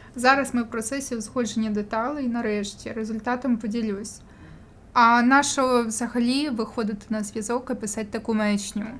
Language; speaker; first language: Ukrainian; native; Ukrainian